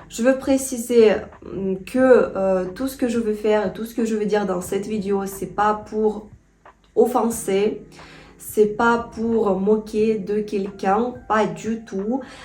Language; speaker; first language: French; non-native, fluent; Russian